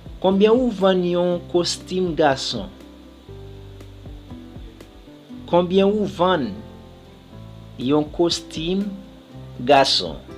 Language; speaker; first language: French; non-native, local second language; Haitian Creole